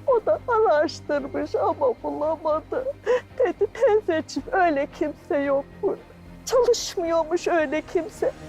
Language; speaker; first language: Turkish; native; Turkish